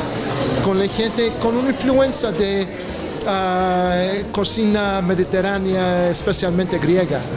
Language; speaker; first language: Spanish; non-native, fluent; Greek